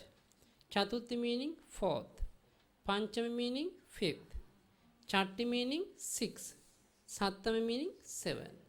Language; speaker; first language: English; non-native, learner; Sinhala